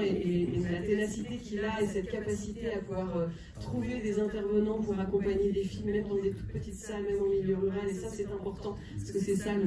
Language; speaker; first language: French; native; French